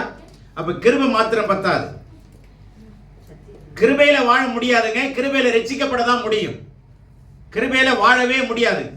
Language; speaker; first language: Tamil; native; Tamil